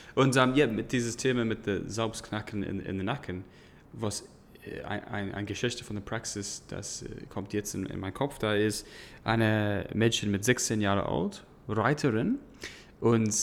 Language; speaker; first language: German; non-native, learner; English